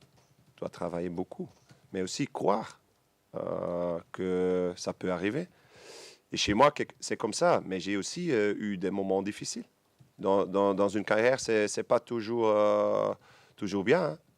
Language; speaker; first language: French; non-native, local second language; Dutch